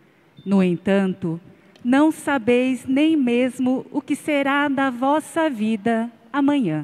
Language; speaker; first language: Portuguese; native; Portuguese